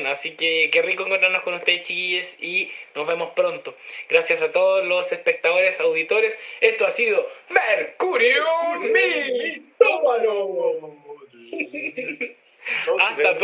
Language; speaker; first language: Spanish; native; Spanish